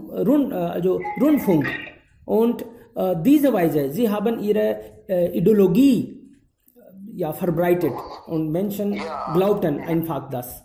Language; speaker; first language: German; non-native, fluent; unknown